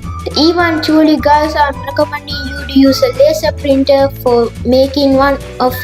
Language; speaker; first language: English; non-native, local second language; Sinhala